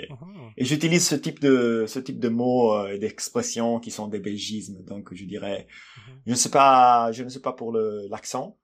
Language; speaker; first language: French; non-native, fluent; Italian